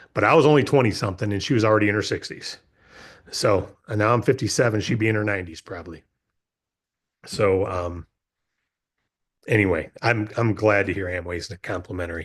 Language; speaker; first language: English; native; English